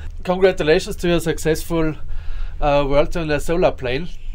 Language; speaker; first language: English; non-native, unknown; German